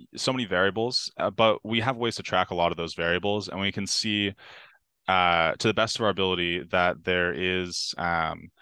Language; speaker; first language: English; native; English